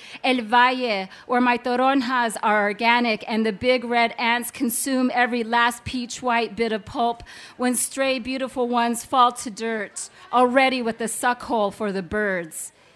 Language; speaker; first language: English; native; English